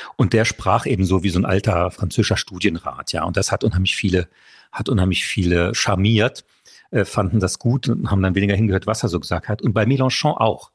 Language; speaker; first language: German; early bilingual, other home language; French